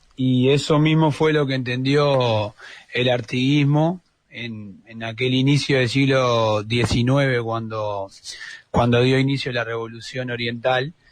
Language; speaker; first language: Spanish; native; Spanish